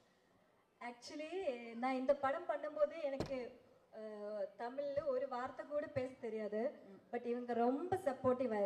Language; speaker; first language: Tamil; non-native, learner; Malayalam